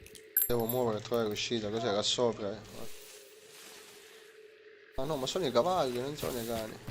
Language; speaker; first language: Italian; native; Italian